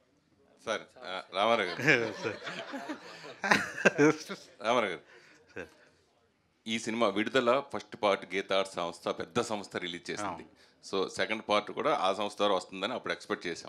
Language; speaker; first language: Telugu; native; Telugu